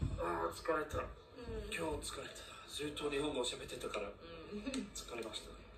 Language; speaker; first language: Japanese; non-native, fluent; English